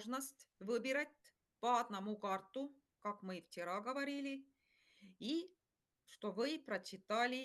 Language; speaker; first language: Russian; non-native, fluent; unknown